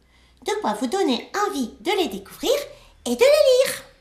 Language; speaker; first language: French; native; French